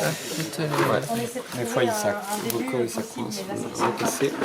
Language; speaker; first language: French; native; French